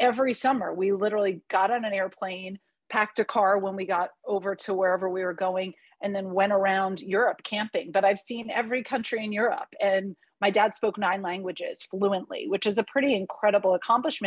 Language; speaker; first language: English; early bilingual, other home language; Hungarian